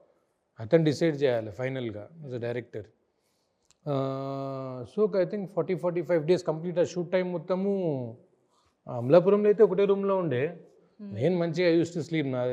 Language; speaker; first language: Telugu; native; Telugu